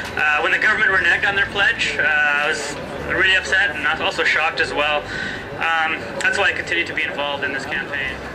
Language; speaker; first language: English; native; English